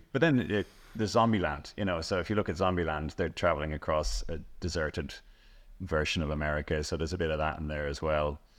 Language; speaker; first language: English; native; English